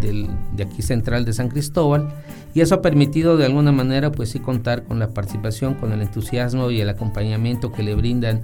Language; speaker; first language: Spanish; native; Spanish